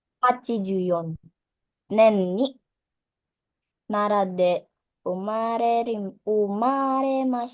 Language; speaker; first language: Japanese; non-native, learner; Indonesian